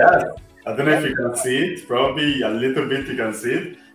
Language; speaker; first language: English; non-native, fluent; Italian